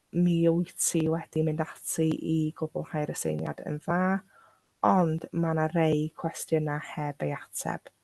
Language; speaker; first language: Welsh; non-native, local second language; English